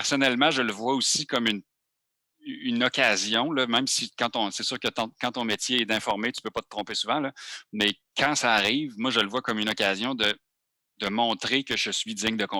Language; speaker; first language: French; native; French